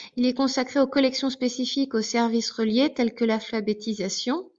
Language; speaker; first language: French; native; French